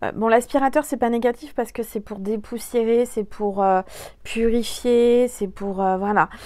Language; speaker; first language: French; native; French